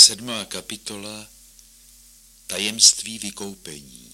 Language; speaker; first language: Czech; native; Czech